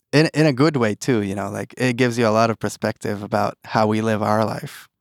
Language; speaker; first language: English; early bilingual, other home language; Hebrew